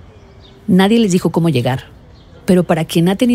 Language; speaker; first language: Spanish; native; Spanish